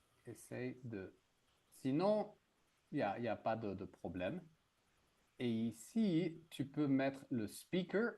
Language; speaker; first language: French; native; French